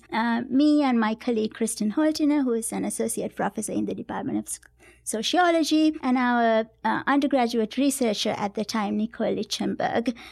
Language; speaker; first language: English; non-native, local second language; Sinhala